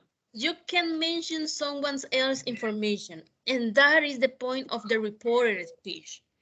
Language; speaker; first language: English; non-native, fluent; Spanish